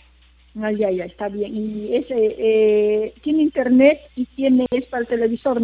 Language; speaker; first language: Spanish; native; Spanish